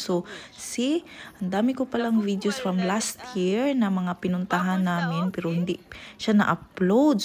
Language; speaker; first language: Filipino; non-native, local second language; Cebuano